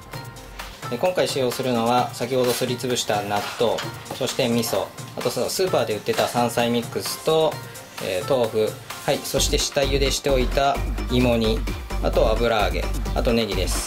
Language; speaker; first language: Japanese; native; Japanese